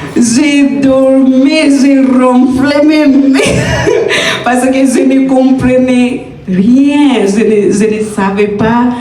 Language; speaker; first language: French; non-native, fluent; Spanish